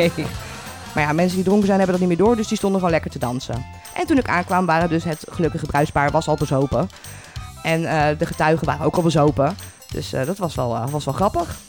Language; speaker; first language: Dutch; native; Dutch